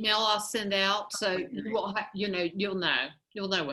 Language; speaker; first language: English; native; English